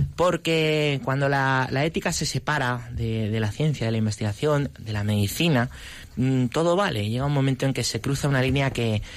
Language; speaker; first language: Spanish; native; Spanish